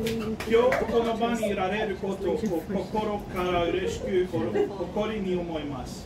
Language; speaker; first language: Japanese; non-native, learner; English